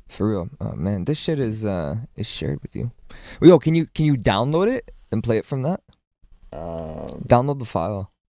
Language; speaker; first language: English; native; English